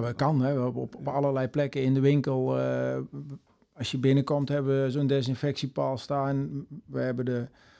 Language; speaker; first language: Dutch; native; Dutch